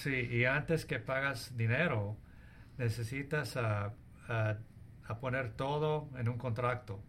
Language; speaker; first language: Spanish; early bilingual, heritage; English